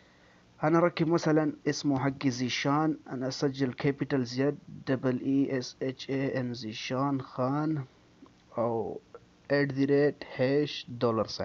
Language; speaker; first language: Arabic; non-native, learner; Urdu